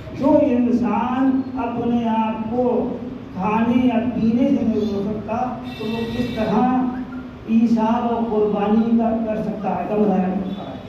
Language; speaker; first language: Urdu; native; Urdu